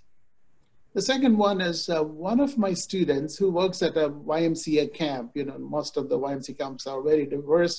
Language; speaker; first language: English; non-native, local second language; Telugu